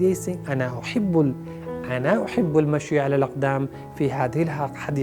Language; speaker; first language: Arabic; non-native, fluent; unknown